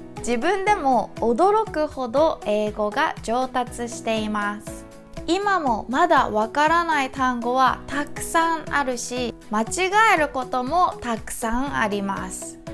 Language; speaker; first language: Japanese; native; Japanese